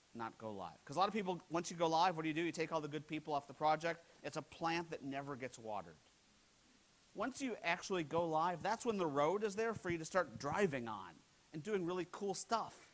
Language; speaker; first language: English; native; English